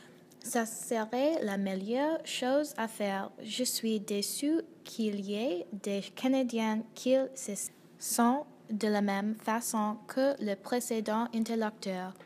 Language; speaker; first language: French; non-native, learner; English